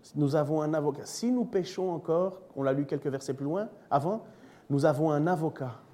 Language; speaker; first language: French; native; French